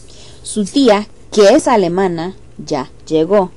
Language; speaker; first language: Spanish; non-native, fluent; English